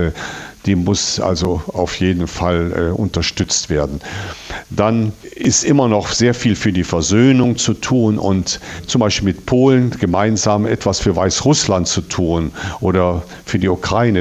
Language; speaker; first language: German; native; German